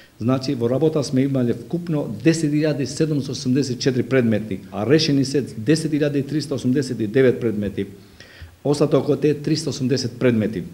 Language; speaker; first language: Macedonian; non-native, local second language; Albanian